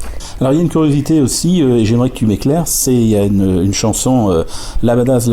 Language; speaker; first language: French; native; French